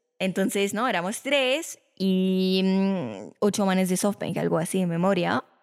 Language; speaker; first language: Spanish; non-native, fluent; French